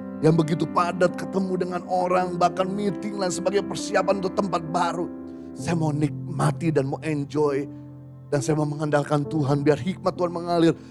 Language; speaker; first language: Indonesian; native; Indonesian